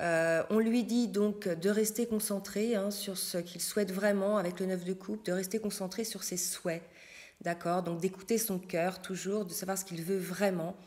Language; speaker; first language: French; native; French